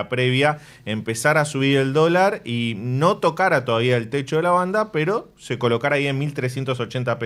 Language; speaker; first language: Spanish; native; Spanish